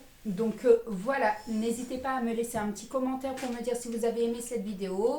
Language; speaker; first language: French; native; French